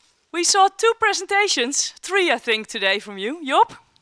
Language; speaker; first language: English; non-native, fluent; Dutch